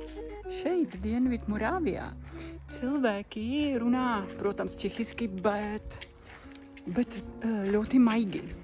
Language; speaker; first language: Latvian; non-native, fluent; Czech